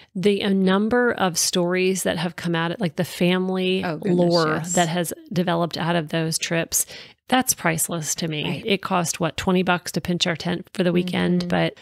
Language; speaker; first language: English; native; English